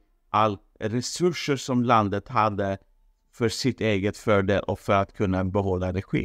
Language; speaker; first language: Swedish; non-native, fluent; Persian